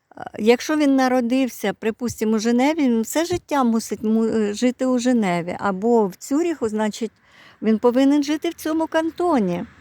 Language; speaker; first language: Ukrainian; non-native, local second language; Russian